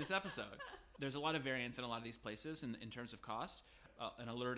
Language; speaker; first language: English; native; English